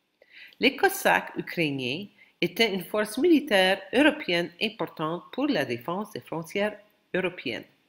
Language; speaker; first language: French; non-native, local second language; Ukrainian